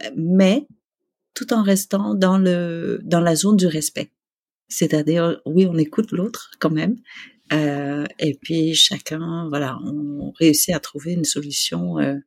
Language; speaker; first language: French; early bilingual, other home language; Vietnamese